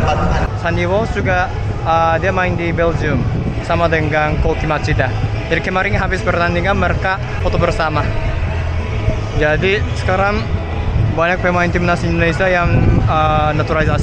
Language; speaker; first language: Indonesian; non-native, fluent; Japanese